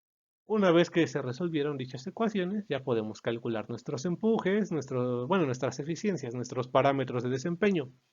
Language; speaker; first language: Spanish; native; Spanish